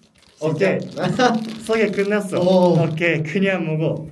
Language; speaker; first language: Korean; non-native, learner; Japanese